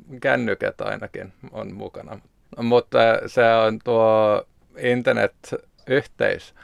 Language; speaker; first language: Finnish; non-native, local second language; Swedish